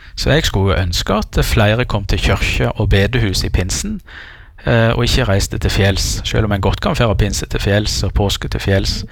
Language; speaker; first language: Norwegian; native; Norwegian